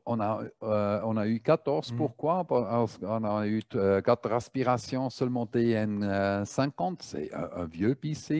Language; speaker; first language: French; non-native, fluent; German